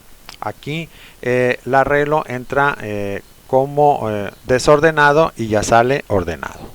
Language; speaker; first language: Spanish; native; Spanish